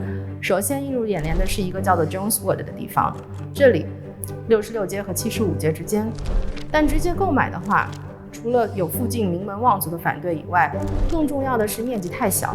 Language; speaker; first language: Chinese; native; Chinese